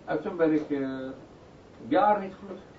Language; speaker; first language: Dutch; non-native, learner; Turkish